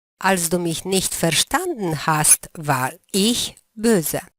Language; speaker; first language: German; non-native, fluent; Polish